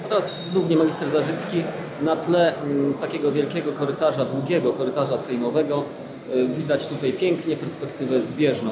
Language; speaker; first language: Polish; native; Polish